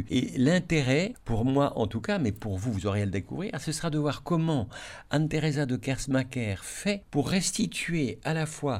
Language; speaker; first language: French; native; French